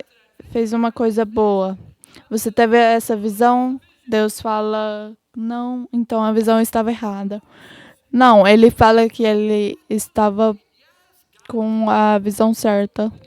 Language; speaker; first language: Portuguese; non-native, fluent; English